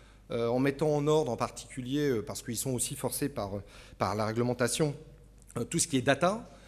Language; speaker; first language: French; native; French